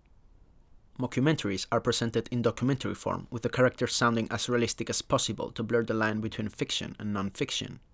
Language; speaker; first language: English; non-native, fluent; Spanish